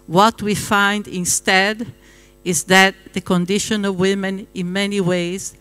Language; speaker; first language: English; non-native, fluent; Italian